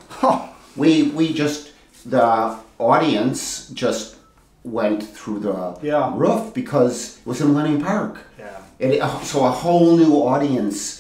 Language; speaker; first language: English; native; English